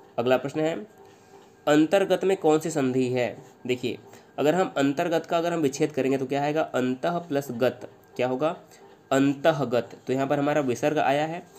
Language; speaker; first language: Hindi; native; Hindi